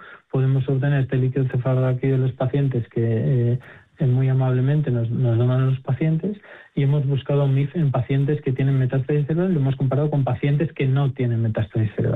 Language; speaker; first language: Spanish; native; Spanish